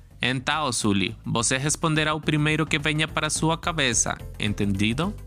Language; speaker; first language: Portuguese; non-native, learner; Spanish